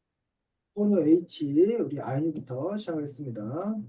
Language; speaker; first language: Korean; native; Korean